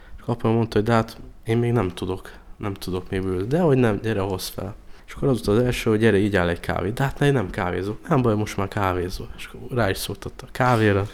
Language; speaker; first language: Hungarian; native; Hungarian